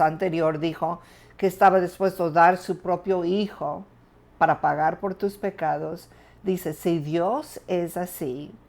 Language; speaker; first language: Spanish; non-native, fluent; English